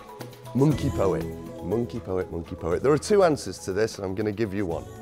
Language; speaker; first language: English; native; English